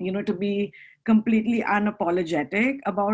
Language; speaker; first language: English; non-native, local second language; Hindi